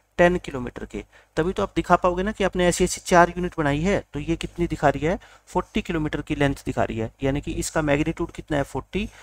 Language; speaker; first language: Hindi; native; Hindi